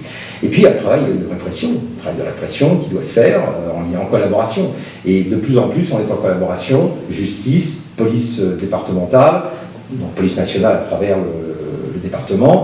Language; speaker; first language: French; native; French